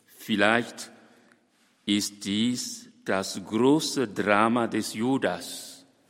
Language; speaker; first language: German; non-native, fluent; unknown